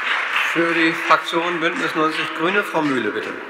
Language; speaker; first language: German; native; German